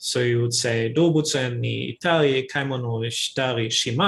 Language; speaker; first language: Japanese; non-native, fluent; English